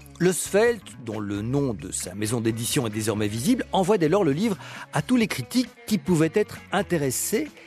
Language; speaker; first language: French; native; French